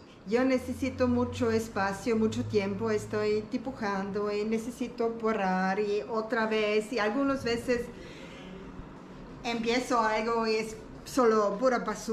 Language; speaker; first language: Spanish; non-native, learner; German